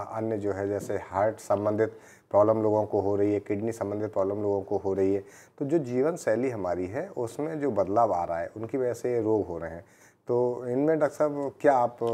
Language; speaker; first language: Hindi; native; Hindi